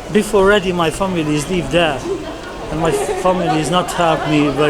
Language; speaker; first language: English; non-native, learner; Hungarian